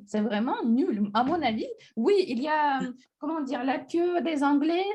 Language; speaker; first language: French; non-native, fluent; Russian